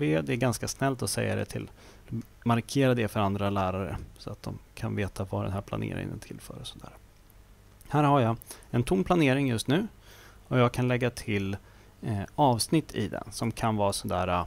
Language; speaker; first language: Swedish; native; Swedish